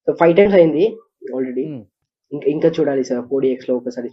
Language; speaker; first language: Telugu; non-native, learner; Kannada